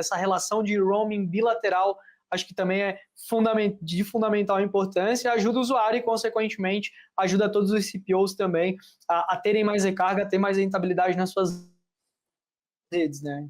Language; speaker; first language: Portuguese; native; Portuguese